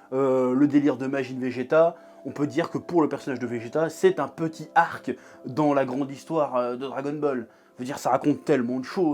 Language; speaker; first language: French; native; French